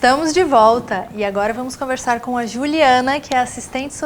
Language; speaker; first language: Portuguese; native; Portuguese